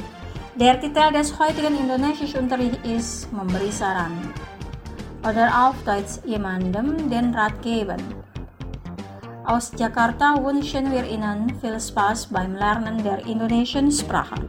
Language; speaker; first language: German; non-native, fluent; Indonesian